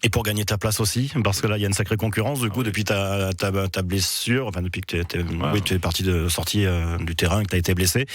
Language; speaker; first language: French; native; French